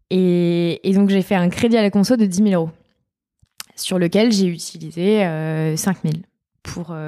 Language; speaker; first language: French; native; French